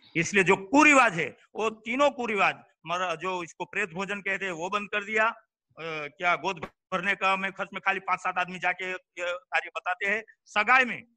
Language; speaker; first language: Hindi; non-native, local second language; Gujarati